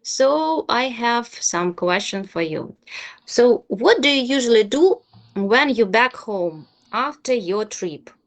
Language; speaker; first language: English; non-native, fluent; Ukrainian